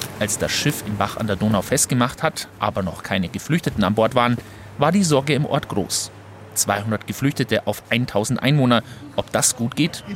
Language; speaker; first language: German; native; German